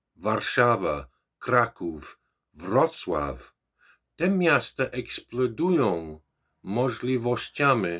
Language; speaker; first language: Polish; non-native, fluent; English